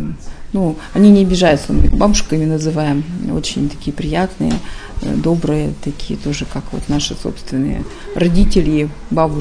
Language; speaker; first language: Russian; native; Russian